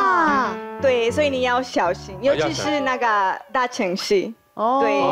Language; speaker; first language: Chinese; non-native, fluent; Spanish